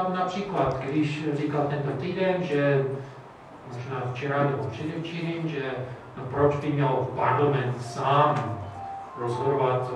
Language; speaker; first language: Czech; non-native, fluent; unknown